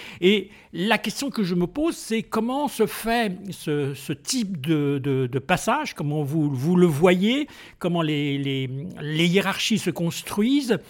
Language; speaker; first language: French; native; French